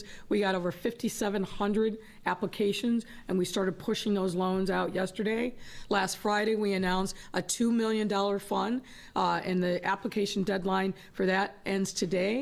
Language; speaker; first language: English; native; English